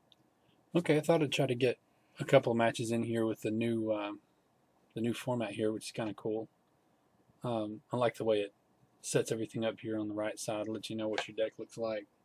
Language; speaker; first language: English; native; English